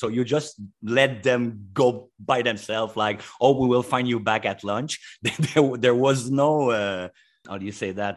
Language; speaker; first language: English; non-native, fluent; French